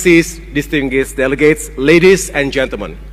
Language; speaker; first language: English; non-native, fluent; Indonesian